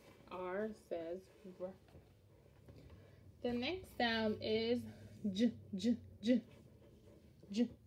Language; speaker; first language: English; early bilingual, other home language; Spanish